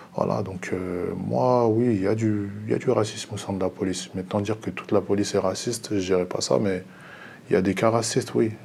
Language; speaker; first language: French; early bilingual, other home language; Lingala